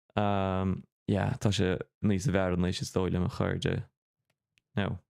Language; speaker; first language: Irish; non-native, local second language; English